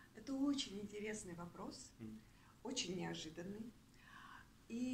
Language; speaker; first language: Russian; native; Russian